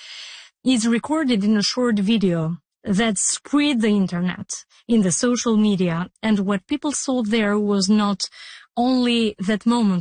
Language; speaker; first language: English; non-native, fluent; Albanian